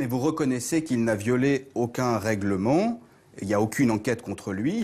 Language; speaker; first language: French; native; French